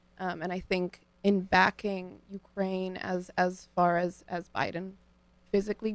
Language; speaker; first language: English; early bilingual, other home language; Ukrainian